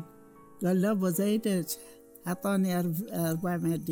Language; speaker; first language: Arabic; native; Arabic